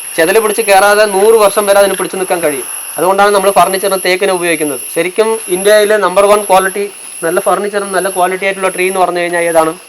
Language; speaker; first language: Malayalam; non-native, local second language; Tamil